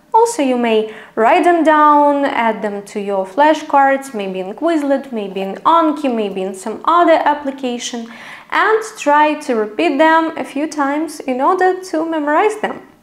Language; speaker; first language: English; non-native, fluent; Ukrainian